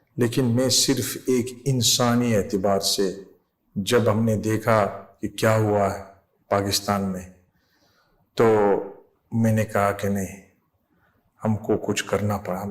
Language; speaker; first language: Urdu; non-native, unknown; English